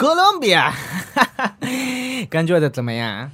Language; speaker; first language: Chinese; non-native, learner; Spanish